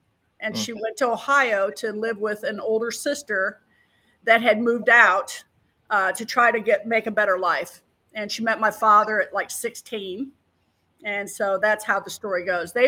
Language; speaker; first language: English; native; English